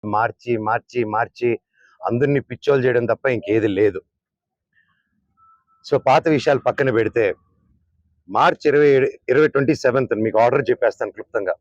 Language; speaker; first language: Telugu; native; Telugu